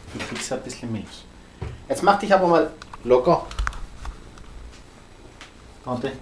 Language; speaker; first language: German; native; German